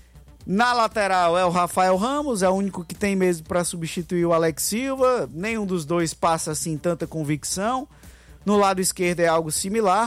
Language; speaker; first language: Portuguese; native; Portuguese